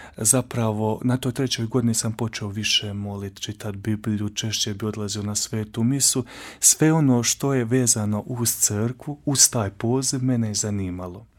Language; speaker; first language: Croatian; native; Croatian